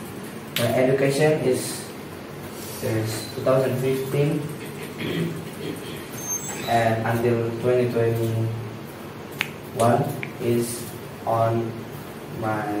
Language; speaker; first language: English; non-native, learner; Indonesian